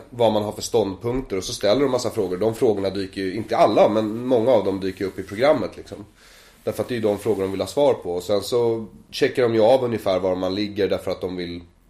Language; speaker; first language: Swedish; native; Swedish